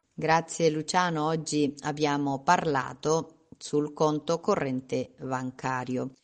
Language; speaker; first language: Italian; non-native, fluent; Spanish